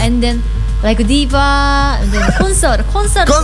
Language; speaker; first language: English; non-native, learner; Indonesian